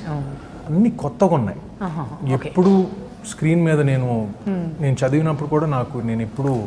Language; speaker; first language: Telugu; non-native, fluent; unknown